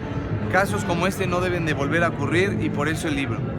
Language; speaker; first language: Spanish; native; Spanish